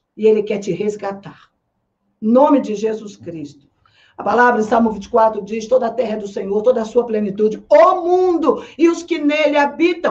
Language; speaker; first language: Portuguese; native; Portuguese